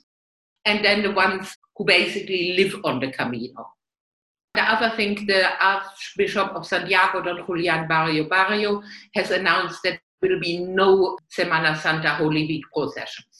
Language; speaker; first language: English; non-native, fluent; German